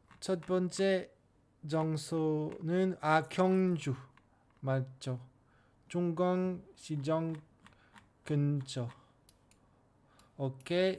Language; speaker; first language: Korean; non-native, learner; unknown